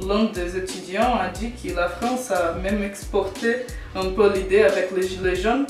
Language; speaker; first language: French; non-native, fluent; Portuguese